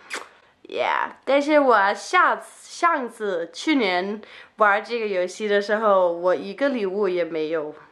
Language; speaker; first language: Chinese; non-native, fluent; Danish